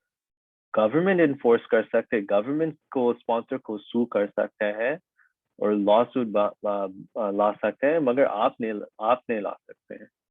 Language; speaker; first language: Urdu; early bilingual, heritage; Urdu